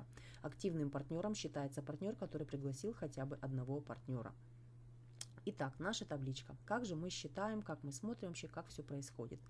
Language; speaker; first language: Russian; native; Russian